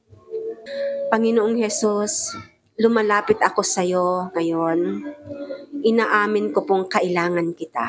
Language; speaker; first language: Filipino; native; Filipino